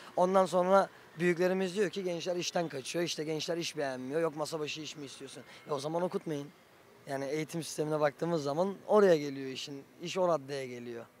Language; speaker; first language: Turkish; native; Turkish